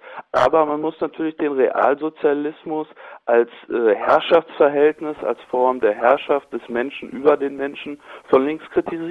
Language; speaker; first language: German; native; German